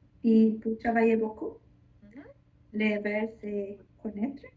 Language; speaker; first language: French; non-native, learner; Spanish